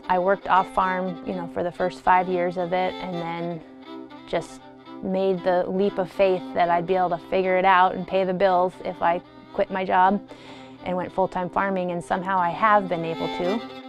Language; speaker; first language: English; native; English